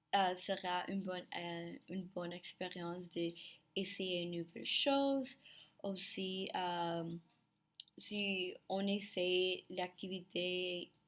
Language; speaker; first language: French; non-native, learner; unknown